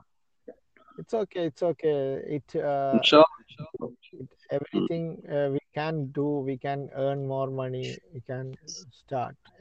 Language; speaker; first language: English; non-native, learner; Malayalam